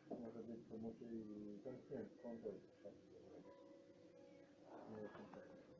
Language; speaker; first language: Polish; non-native, learner; Serbian